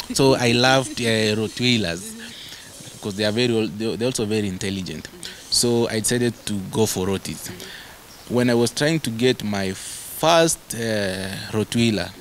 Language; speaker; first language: English; non-native, local second language; Masai